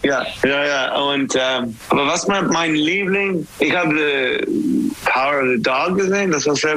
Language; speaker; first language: German; non-native, learner; English